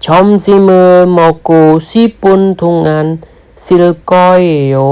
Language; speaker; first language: Korean; non-native, fluent; Khmer